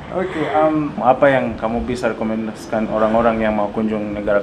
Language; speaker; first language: Indonesian; non-native, fluent; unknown